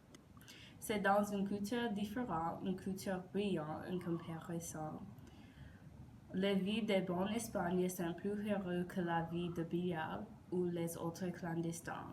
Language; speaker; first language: French; non-native, learner; English